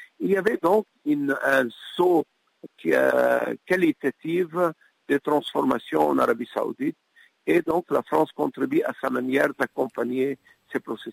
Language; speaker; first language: French; non-native, local second language; Arabic